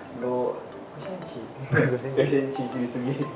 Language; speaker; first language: Japanese; non-native, learner; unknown